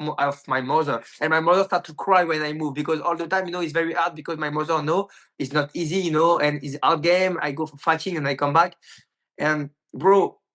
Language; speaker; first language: English; non-native, learner; French